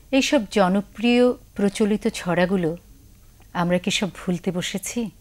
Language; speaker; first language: Bangla; native; Bangla